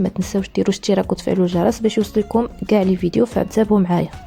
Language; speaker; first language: Arabic; native; Arabic